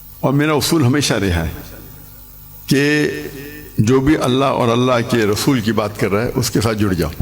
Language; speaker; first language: Urdu; non-native, local second language; English